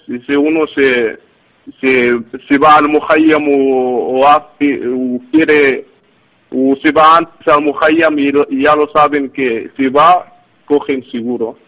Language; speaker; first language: Spanish; non-native, learner; Arabic